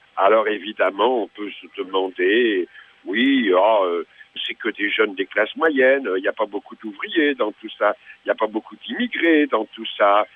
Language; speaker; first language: French; native; French